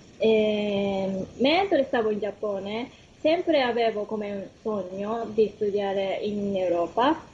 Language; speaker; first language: Italian; non-native, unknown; Japanese